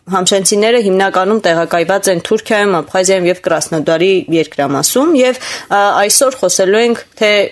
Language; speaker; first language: Armenian; native; Armenian